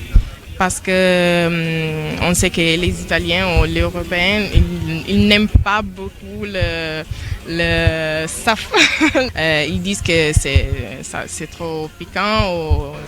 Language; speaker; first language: French; non-native, local second language; Serer